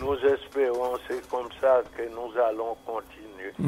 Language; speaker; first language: French; non-native, fluent; English